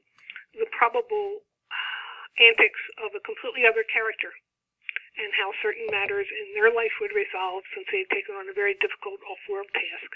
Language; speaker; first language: English; native; English